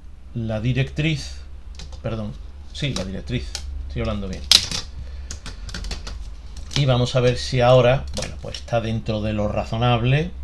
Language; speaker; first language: Spanish; native; Spanish